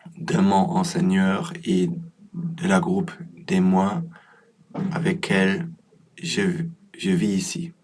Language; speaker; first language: French; non-native, learner; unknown